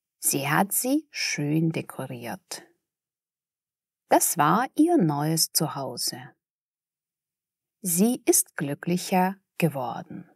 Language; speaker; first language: German; non-native, fluent; Russian